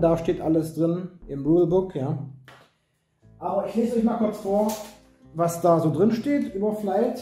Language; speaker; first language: German; native; German